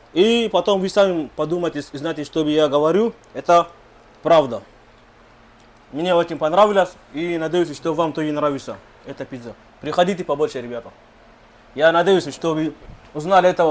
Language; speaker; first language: Russian; non-native, learner; Kyrgyz